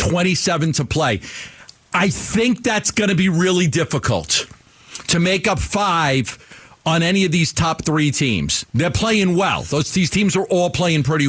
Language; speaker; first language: English; native; English